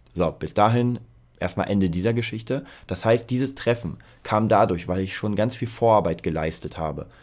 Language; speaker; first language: German; early bilingual, other home language; Polish